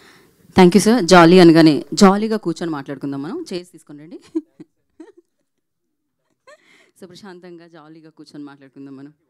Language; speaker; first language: Telugu; native; Telugu